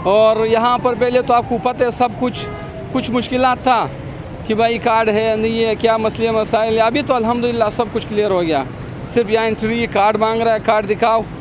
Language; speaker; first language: Urdu; early bilingual, other home language; Pashto